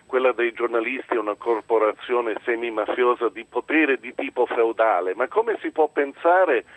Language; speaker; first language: Italian; early bilingual, other home language; English